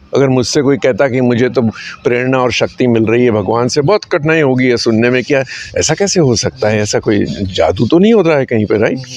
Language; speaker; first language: Hindi; native; Hindi